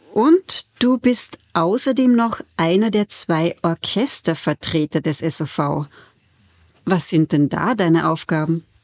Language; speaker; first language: German; native; German